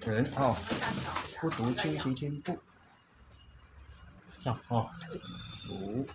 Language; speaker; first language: Chinese; native; Chinese